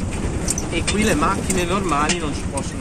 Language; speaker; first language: Italian; native; Italian